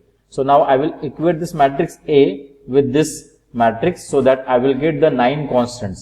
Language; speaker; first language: English; non-native, local second language; Hindi